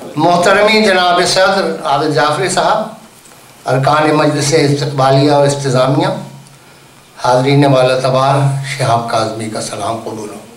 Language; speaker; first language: Urdu; native; Urdu